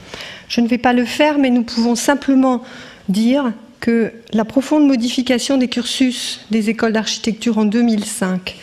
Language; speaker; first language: French; native; French